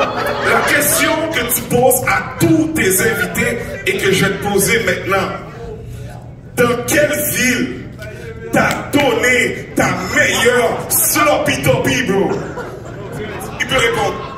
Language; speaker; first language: French; native; French